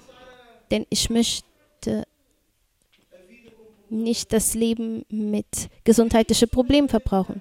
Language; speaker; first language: German; non-native, fluent; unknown